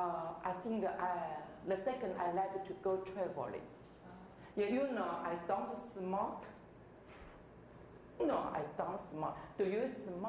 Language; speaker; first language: English; non-native, fluent; Chinese